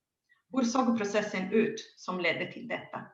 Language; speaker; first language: Swedish; non-native, fluent; Italian